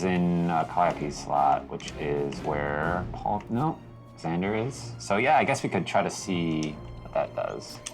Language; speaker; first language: English; native; English